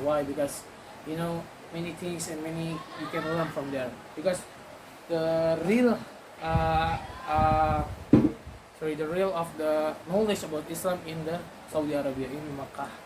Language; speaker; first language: English; non-native, learner; Indonesian